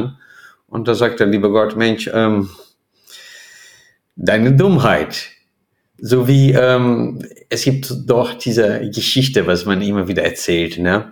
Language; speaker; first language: German; non-native, fluent; Portuguese